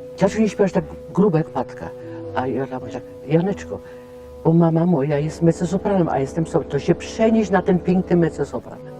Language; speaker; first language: Polish; native; Polish